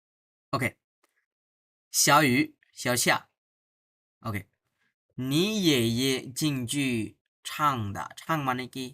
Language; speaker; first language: Chinese; non-native, fluent; Bangla